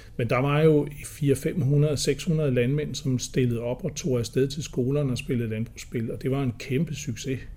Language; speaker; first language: Danish; native; Danish